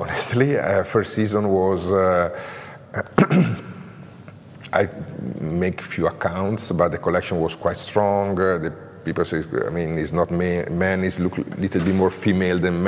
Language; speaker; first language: English; non-native, learner; Italian